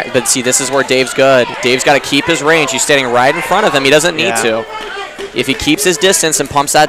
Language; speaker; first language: English; native; English